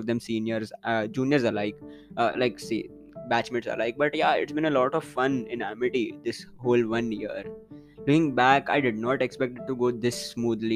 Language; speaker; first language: English; non-native, local second language; Hindi